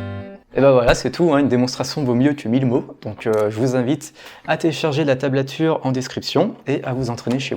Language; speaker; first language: French; native; French